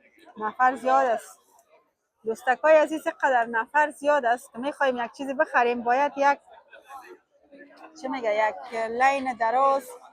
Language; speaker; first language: Persian; native; Persian